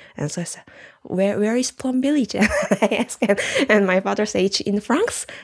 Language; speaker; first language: English; non-native, learner; Korean